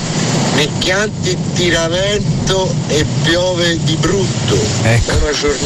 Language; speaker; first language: Italian; native; Italian